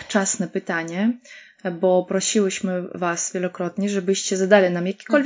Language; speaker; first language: Polish; non-native, fluent; Russian